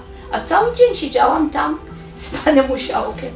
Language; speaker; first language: Polish; non-native, local second language; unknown